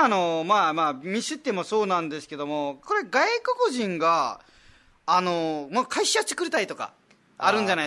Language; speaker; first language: Japanese; non-native, fluent; Nepali